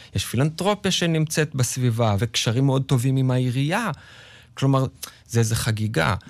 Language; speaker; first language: Hebrew; native; Hebrew